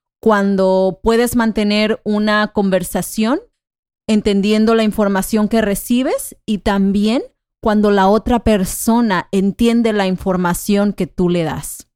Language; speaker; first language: Spanish; non-native, fluent; English